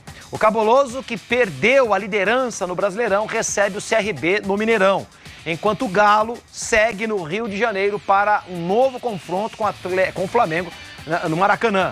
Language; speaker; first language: Portuguese; native; Portuguese